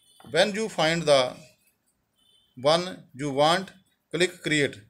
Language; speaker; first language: English; non-native, local second language; Punjabi